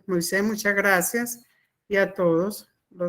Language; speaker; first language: Spanish; native; Spanish